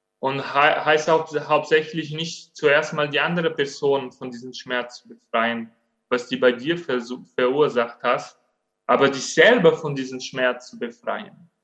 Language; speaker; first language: German; non-native, fluent; Portuguese